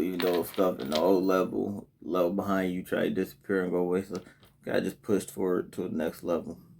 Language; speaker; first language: English; native; English